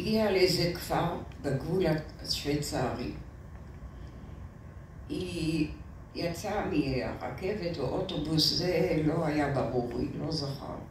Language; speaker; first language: Hebrew; non-native, fluent; French